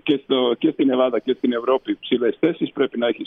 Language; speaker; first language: Greek; non-native, fluent; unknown